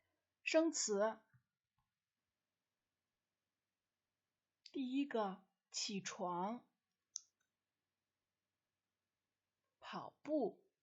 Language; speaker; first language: Chinese; non-native, fluent; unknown